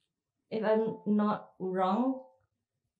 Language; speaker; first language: English; non-native, learner; Indonesian